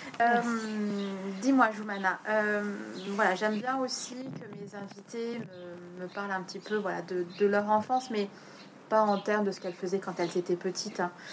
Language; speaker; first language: French; native; French